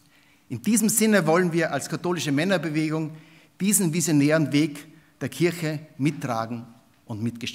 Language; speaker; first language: German; native; German